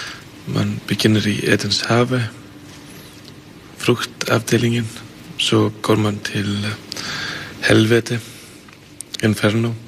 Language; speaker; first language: Danish; non-native, fluent; Icelandic